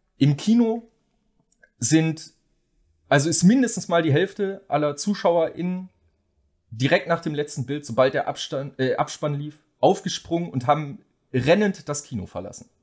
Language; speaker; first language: German; native; German